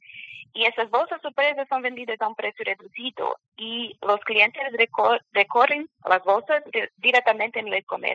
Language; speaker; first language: Spanish; non-native, learner; Portuguese